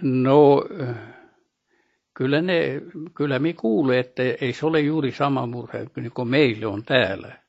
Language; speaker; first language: Finnish; early bilingual, heritage; Finnish